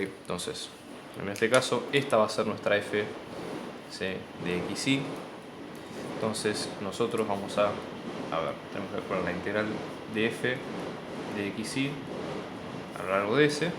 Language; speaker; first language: Spanish; native; Spanish